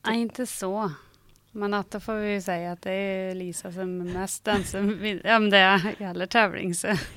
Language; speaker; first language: Swedish; native; Swedish